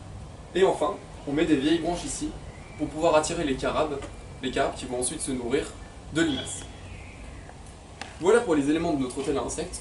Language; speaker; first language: French; native; French